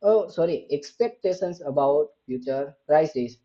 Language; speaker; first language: English; non-native, local second language; Gujarati